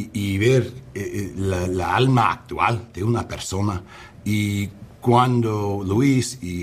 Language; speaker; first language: Spanish; non-native, learner; English